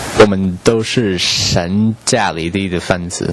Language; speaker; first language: Chinese; non-native, learner; English